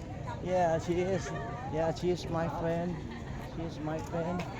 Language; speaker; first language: English; non-native, learner; Thai